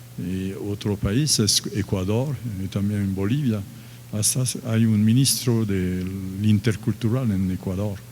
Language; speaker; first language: Spanish; non-native, fluent; French